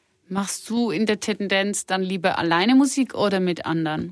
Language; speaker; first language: German; native; German